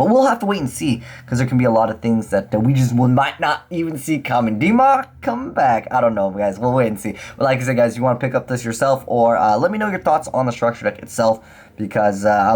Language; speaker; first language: English; native; English